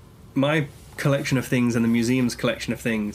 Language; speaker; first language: English; native; English